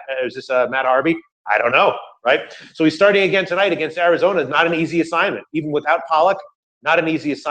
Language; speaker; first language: English; native; English